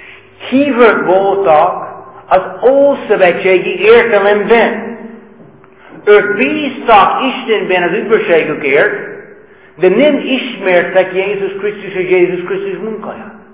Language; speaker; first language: Hungarian; non-native, fluent; English